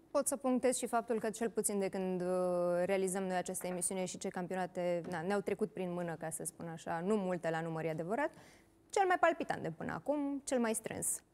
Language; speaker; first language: Romanian; native; Romanian